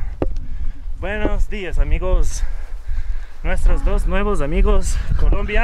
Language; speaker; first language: Spanish; non-native, learner; English